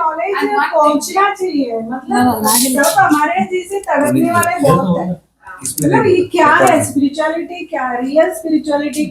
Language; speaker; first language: Hindi; non-native, local second language; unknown